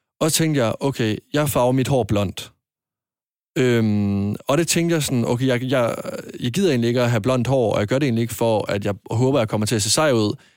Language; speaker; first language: Danish; native; Danish